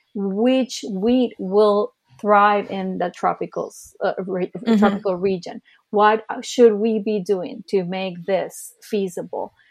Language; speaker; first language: English; early bilingual, other home language; Spanish